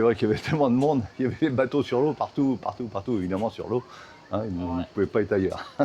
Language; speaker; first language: French; native; French